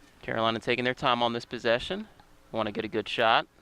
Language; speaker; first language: English; native; English